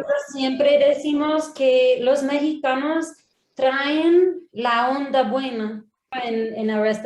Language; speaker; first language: Spanish; non-native, learner; English